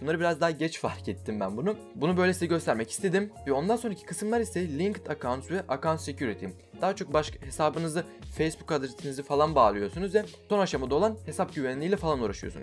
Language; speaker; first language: Turkish; native; Turkish